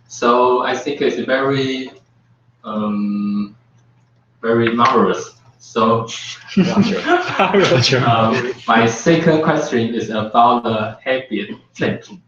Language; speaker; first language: English; non-native, learner; Chinese